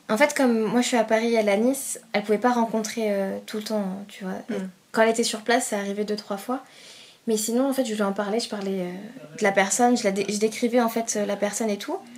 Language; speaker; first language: French; early bilingual, other home language; Persian